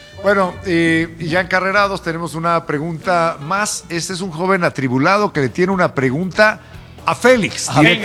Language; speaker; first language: Spanish; native; Spanish